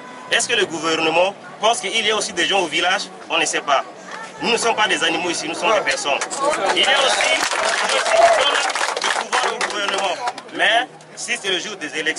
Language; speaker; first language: French; non-native, local second language; Sango